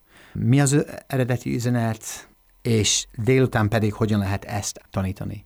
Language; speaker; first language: Hungarian; non-native, fluent; English